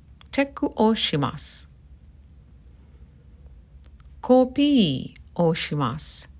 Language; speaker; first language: Japanese; non-native, learner; English